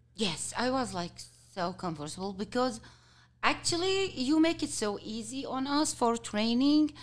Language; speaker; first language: English; non-native, learner; Arabic